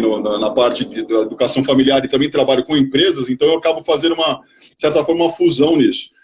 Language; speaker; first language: Portuguese; native; Portuguese